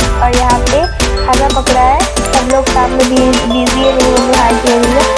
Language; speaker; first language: Hindi; non-native, local second language; Manipuri